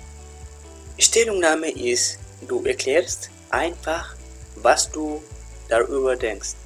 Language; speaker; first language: German; non-native, fluent; Tigrinya